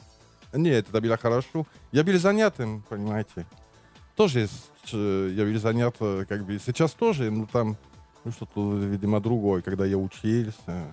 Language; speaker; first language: Russian; non-native, learner; French